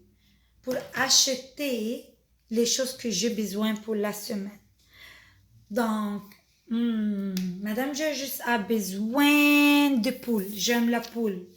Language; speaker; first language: French; non-native, fluent; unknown